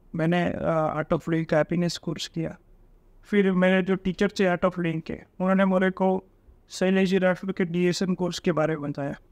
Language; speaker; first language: Hindi; non-native, local second language; Gujarati